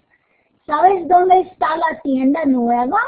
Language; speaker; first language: Spanish; non-native, fluent; English